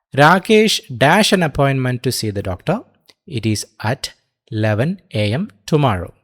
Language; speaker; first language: English; non-native, local second language; Malayalam